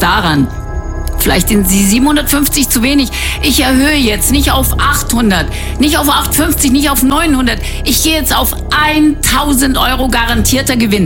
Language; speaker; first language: German; native; German